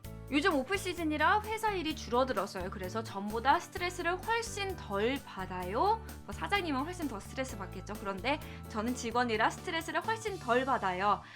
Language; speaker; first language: Korean; early bilingual, heritage; Korean